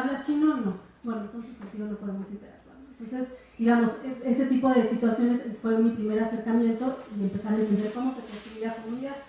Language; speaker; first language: Spanish; native; Spanish